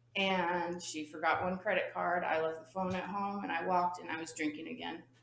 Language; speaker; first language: English; native; English